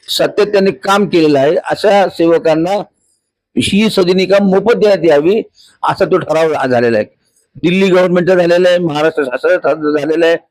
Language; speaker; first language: Marathi; native; Marathi